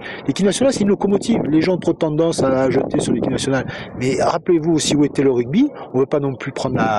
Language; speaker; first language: French; native; French